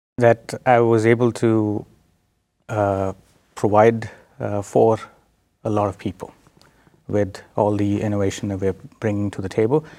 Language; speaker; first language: English; non-native, local second language; Telugu